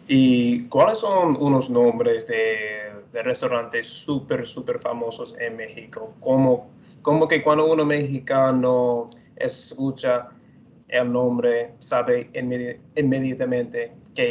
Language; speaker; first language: Spanish; non-native, fluent; English